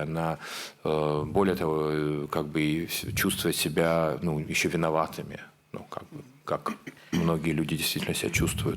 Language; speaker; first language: Russian; native; Russian